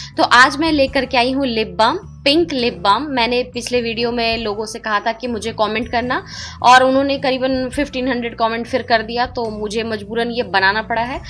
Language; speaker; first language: Hindi; native; Hindi